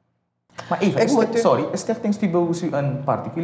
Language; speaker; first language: Dutch; native; Dutch